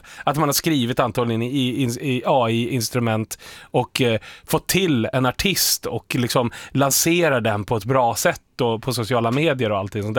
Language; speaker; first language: Swedish; native; Swedish